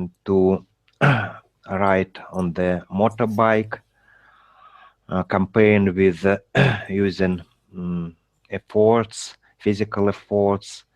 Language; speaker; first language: English; non-native, learner; Russian